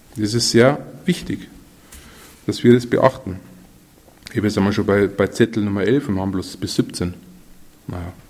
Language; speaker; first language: German; native; German